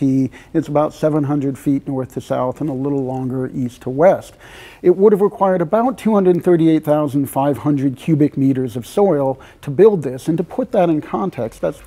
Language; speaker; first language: English; native; English